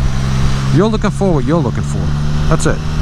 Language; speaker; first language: English; native; English